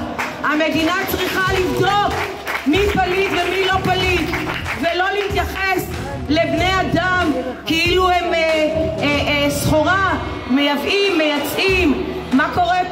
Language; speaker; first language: Hebrew; native; Hebrew